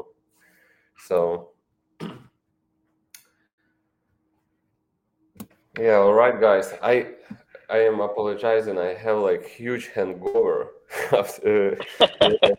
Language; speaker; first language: English; non-native, fluent; Ukrainian